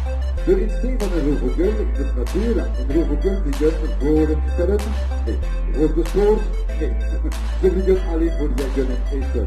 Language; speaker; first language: Dutch; non-native, local second language; French